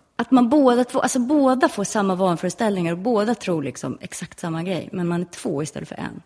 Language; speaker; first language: Swedish; native; Swedish